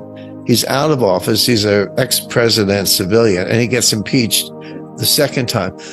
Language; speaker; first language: English; native; English